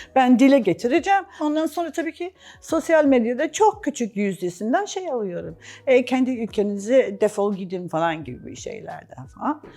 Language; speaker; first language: Turkish; non-native, fluent; English